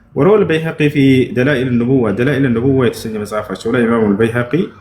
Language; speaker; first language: Arabic; non-native, fluent; Amharic